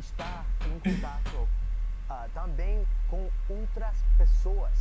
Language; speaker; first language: Portuguese; non-native, learner; English